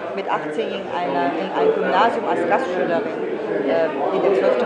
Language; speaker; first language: German; non-native, fluent; Chinese